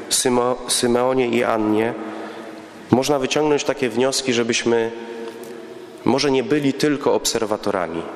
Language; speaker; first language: Polish; native; Polish